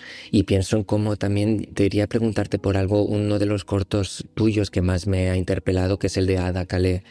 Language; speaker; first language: Spanish; native; Spanish